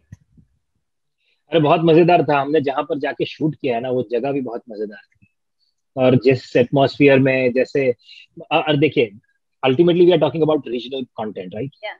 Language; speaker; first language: Hindi; non-native, local second language; Gujarati